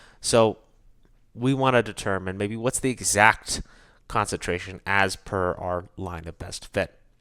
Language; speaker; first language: English; native; English